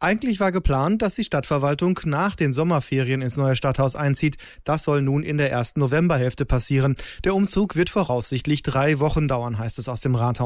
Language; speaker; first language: German; native; German